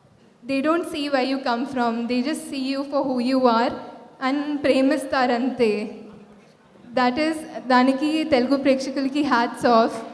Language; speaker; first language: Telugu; non-native, fluent; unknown